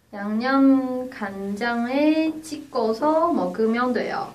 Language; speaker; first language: Korean; non-native, learner; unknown